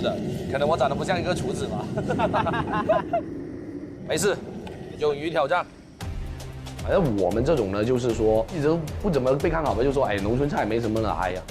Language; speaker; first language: Chinese; non-native, local second language; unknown